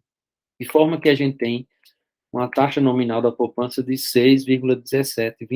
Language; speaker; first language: Portuguese; native; Portuguese